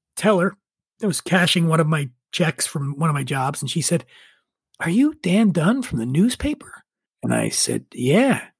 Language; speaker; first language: English; native; English